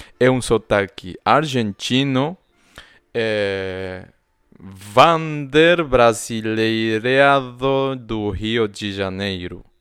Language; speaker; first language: Portuguese; non-native, fluent; Spanish